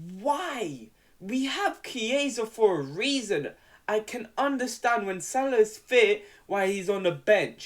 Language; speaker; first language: English; native; English